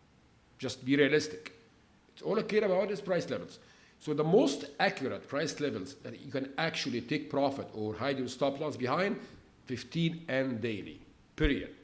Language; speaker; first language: English; non-native, fluent; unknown